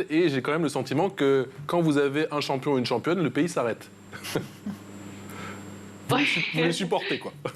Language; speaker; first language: French; native; French